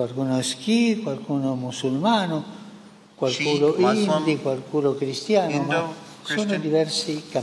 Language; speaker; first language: Italian; early bilingual, heritage; Spanish